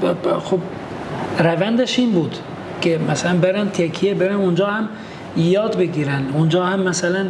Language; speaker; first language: Persian; non-native, fluent; Albanian